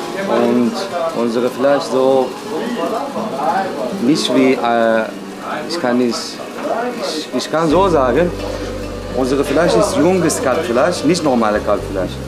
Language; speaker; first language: German; non-native, learner; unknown